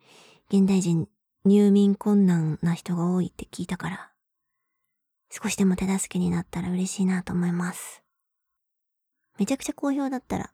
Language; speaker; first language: Japanese; native; Japanese